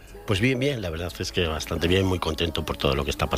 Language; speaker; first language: Spanish; native; Spanish